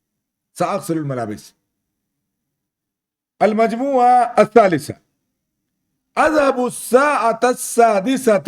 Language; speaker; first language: Arabic; non-native, fluent; Urdu